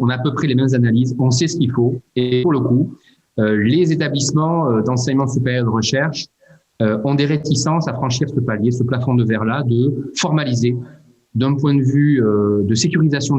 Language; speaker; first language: French; native; French